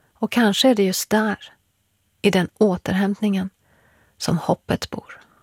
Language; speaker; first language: Swedish; early bilingual, other home language; Persian